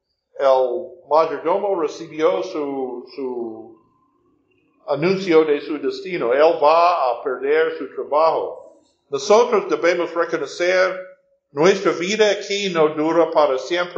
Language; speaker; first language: Spanish; non-native, fluent; English